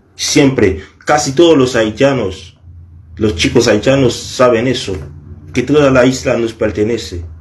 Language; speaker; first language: Spanish; non-native, fluent; Haitian Creole